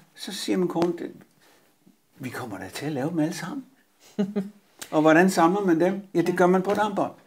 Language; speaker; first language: Danish; native; Danish